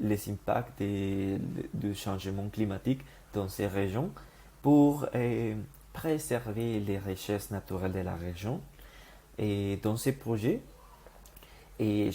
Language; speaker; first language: French; non-native, learner; Spanish